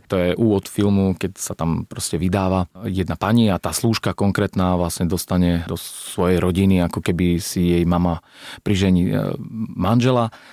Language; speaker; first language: Slovak; non-native, local second language; Rusyn